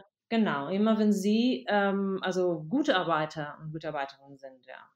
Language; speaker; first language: German; non-native, fluent; Spanish